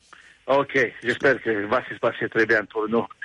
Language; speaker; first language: French; non-native, fluent; Romanian